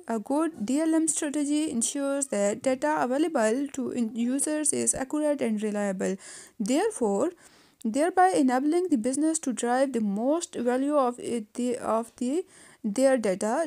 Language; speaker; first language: English; non-native, local second language; Urdu